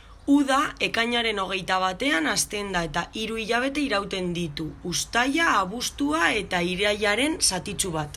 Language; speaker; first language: Basque; non-native, local second language; Spanish